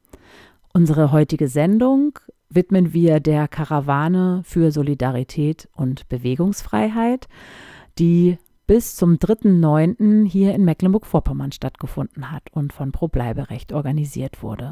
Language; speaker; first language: German; native; German